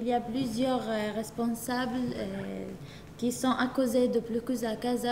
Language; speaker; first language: French; non-native, learner; Arabic